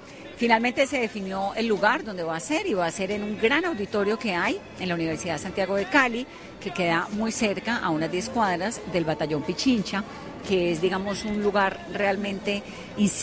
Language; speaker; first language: Spanish; native; Spanish